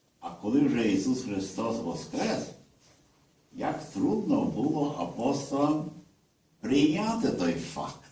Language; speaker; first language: Ukrainian; early bilingual, heritage; Ukrainian